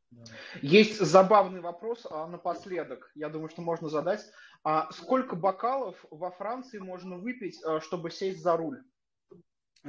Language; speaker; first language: Russian; native; Russian